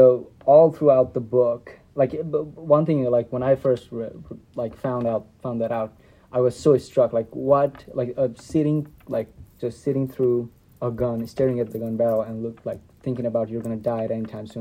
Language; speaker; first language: English; non-native, local second language; Nepali